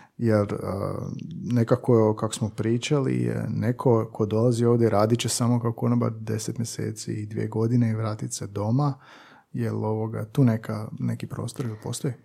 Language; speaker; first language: Croatian; native; Croatian